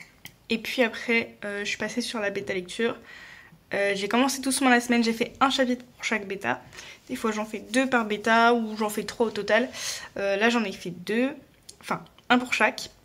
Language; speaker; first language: French; native; French